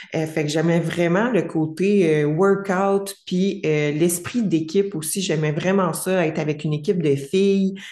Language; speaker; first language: French; native; French